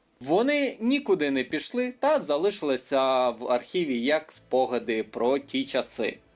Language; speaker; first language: Ukrainian; native; Ukrainian